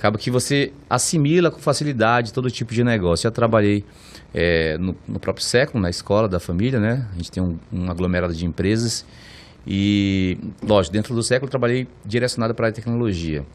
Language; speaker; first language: Portuguese; native; Portuguese